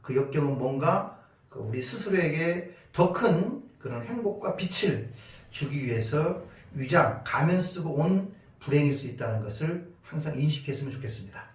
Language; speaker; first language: Korean; native; Korean